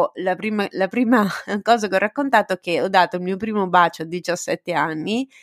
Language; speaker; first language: Italian; early bilingual, other home language; Albanian